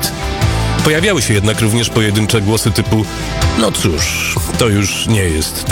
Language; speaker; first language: Polish; native; Polish